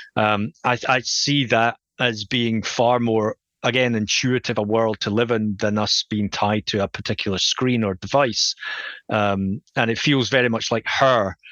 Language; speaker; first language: English; native; English